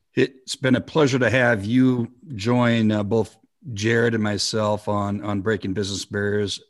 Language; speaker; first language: English; native; English